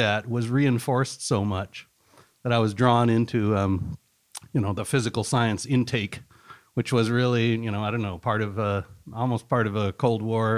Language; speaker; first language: English; native; English